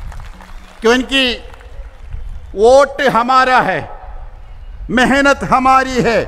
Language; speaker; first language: Hindi; non-native, local second language; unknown